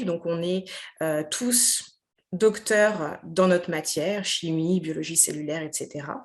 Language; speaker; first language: French; native; French